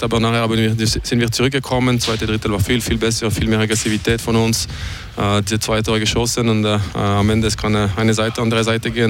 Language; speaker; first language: German; non-native, local second language; French